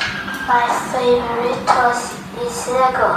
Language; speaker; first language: English; non-native, learner; Vietnamese